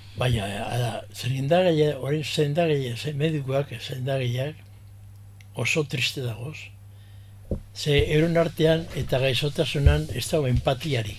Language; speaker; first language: Basque; early bilingual, heritage; Basque